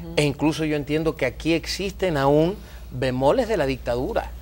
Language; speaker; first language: Spanish; early bilingual, heritage; Spanish